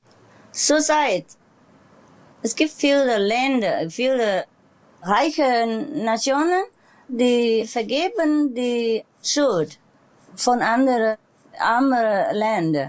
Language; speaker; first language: German; non-native, learner; Vietnamese